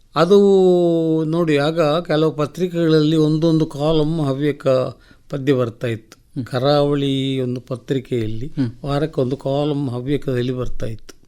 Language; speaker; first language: Kannada; native; Kannada